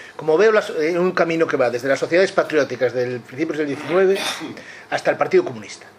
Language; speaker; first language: Spanish; non-native, local second language; Galician